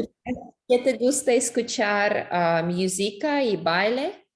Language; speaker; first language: Spanish; non-native, learner; English